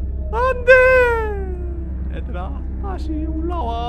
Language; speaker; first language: Korean; native; Korean